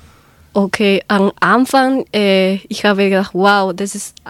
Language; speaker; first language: German; non-native, learner; Spanish